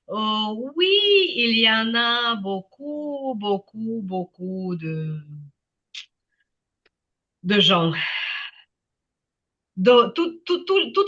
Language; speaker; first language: French; non-native, fluent; Ukrainian